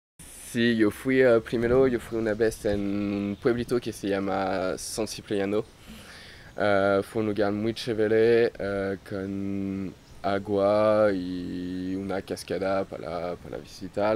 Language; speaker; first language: Spanish; non-native, learner; French